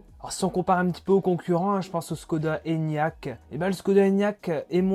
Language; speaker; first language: French; native; French